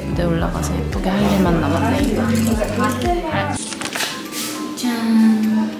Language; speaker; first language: Korean; native; Korean